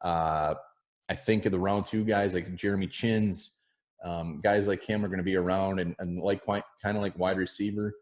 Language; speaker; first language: English; native; English